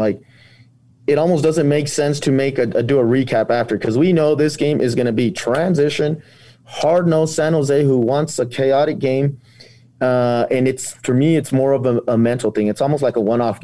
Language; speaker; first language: English; native; English